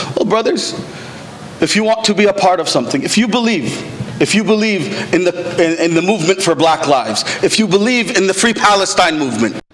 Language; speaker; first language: English; native; English